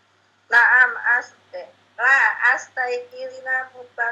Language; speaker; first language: Arabic; non-native, learner; Indonesian